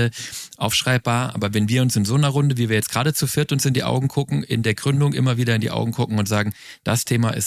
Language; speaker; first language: German; native; German